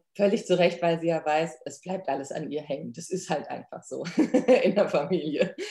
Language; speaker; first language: German; early bilingual, other home language; Polish